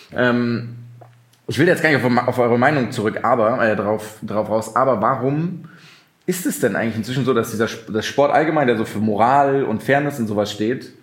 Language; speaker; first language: German; native; German